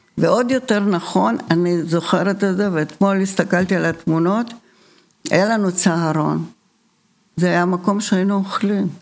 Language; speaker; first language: Hebrew; early bilingual, other home language; Bulgarian